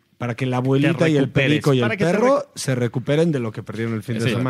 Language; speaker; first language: Spanish; native; Spanish